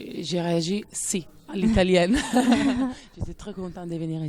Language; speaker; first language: French; non-native, fluent; Italian